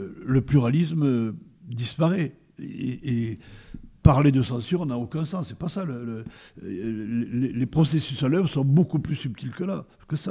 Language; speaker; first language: French; native; French